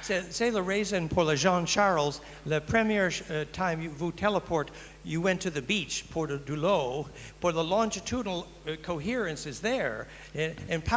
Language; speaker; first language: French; non-native, learner; English